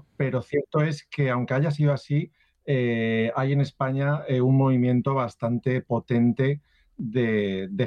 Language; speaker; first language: Spanish; native; Spanish